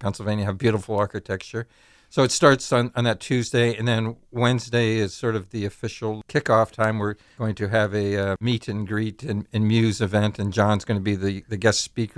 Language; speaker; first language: English; native; English